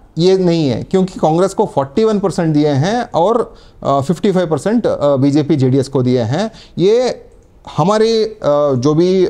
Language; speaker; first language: Hindi; non-native, local second language; Kannada